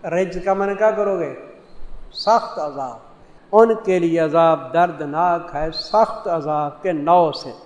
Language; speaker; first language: Urdu; non-native, local second language; Saraiki